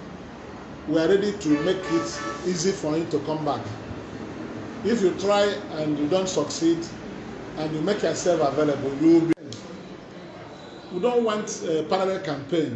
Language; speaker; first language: English; non-native, local second language; Igbo